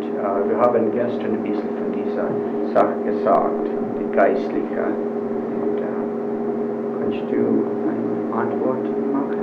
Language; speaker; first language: German; non-native, learner; English